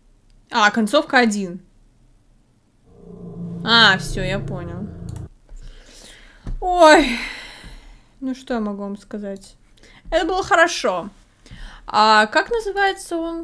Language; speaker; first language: Russian; native; Russian